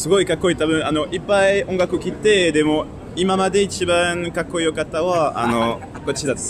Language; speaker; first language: Japanese; non-native, learner; French